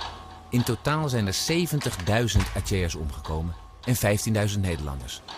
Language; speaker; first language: Dutch; native; Dutch